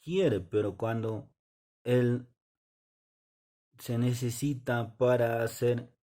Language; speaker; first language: Spanish; non-native, local second language; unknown